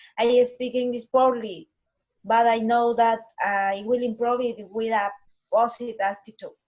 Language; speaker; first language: English; non-native, learner; Spanish